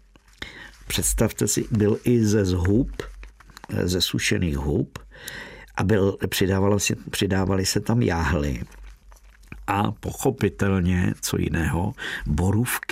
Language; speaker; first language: Czech; native; Czech